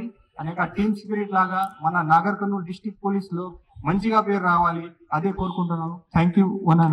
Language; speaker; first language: Telugu; non-native, fluent; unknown